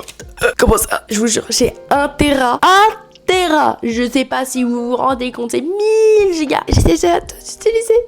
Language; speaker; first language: French; native; French